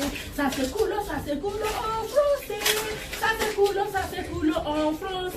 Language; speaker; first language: French; non-native, learner; Igbo